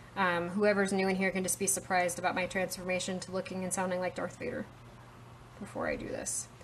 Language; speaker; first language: English; native; English